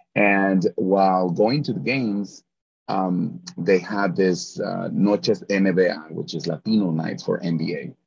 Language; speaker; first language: English; early bilingual, other home language; Spanish